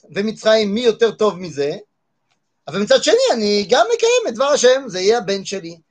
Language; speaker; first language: Hebrew; non-native, fluent; French